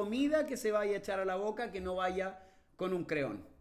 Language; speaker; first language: Spanish; native; Spanish